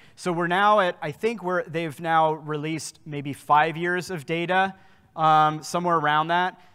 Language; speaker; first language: English; native; English